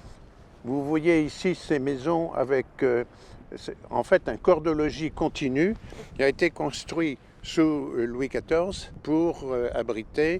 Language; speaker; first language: French; native; French